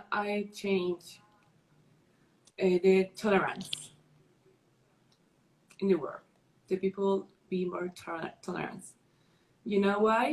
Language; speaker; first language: English; non-native, learner; Spanish